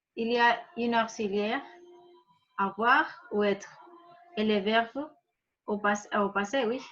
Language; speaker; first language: French; non-native, fluent; Spanish